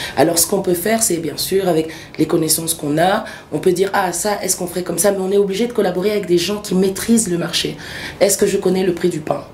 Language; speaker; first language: French; early bilingual, other home language; Swahili